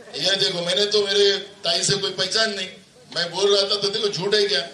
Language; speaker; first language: Hindi; non-native, local second language; Marathi